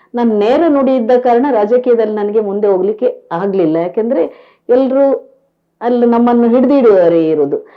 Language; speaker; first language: Kannada; native; Kannada